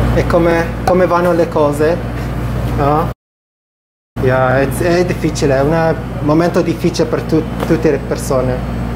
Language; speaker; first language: Italian; non-native, learner; English